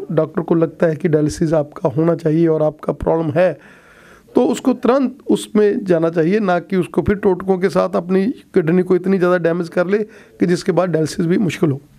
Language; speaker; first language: Hindi; non-native, local second language; Punjabi